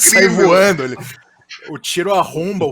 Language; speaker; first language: Portuguese; native; Portuguese